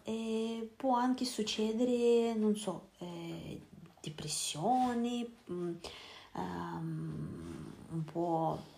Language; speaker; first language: Italian; non-native, learner; Russian